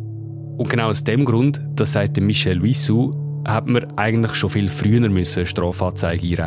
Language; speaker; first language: German; native; German